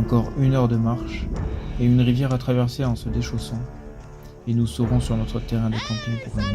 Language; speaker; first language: French; native; French